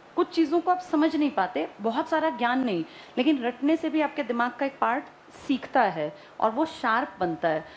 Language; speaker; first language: Hindi; native; Hindi